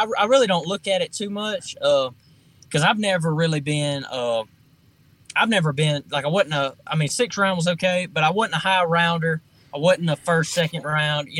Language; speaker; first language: English; native; English